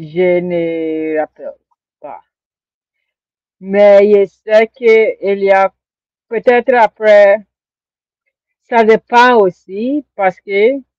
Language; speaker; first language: French; non-native, learner; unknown